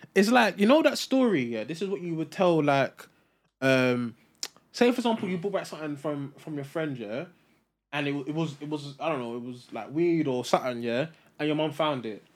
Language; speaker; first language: English; native; English